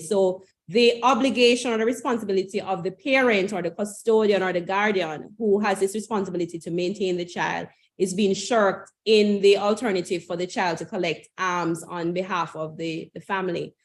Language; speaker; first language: English; native; English